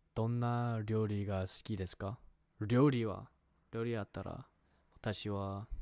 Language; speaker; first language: Japanese; non-native, learner; English